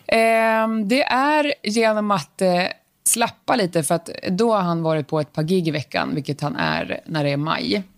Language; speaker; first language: Swedish; native; Swedish